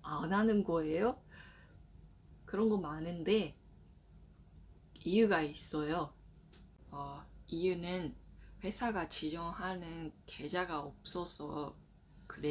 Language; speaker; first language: Korean; non-native, learner; Japanese